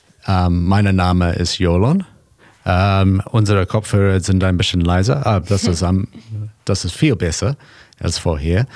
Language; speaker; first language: German; non-native, learner; English